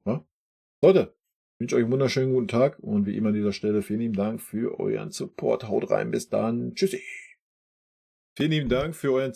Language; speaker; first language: German; native; German